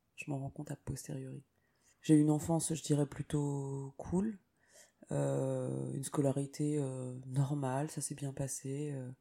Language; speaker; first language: French; native; French